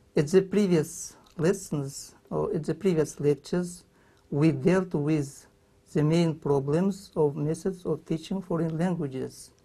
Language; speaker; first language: English; non-native, fluent; Kazakh